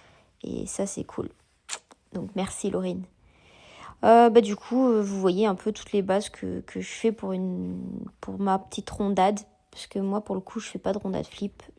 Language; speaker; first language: French; native; French